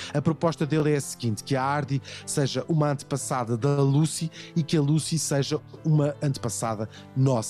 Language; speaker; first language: Portuguese; native; Portuguese